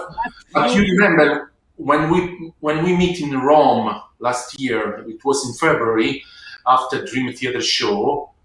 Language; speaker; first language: English; non-native, learner; Italian